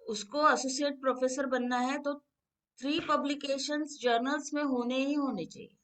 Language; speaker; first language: Hindi; non-native, local second language; Marathi